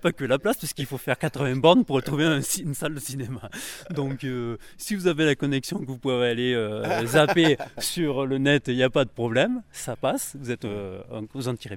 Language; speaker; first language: French; native; French